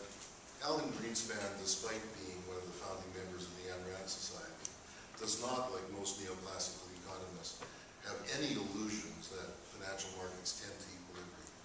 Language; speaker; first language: English; native; English